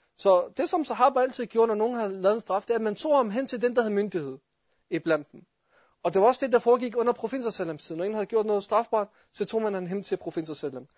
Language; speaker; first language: Danish; early bilingual, other home language; Arabic